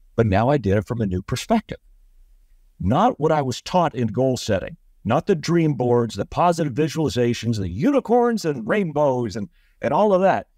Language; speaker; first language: English; native; English